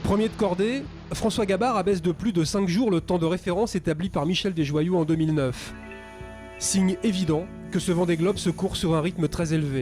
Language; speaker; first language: French; native; French